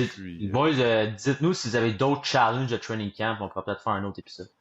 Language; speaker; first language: French; native; French